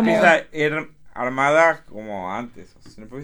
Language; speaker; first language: Spanish; native; Spanish